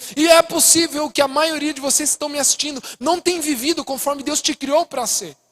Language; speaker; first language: Portuguese; early bilingual, other home language; Spanish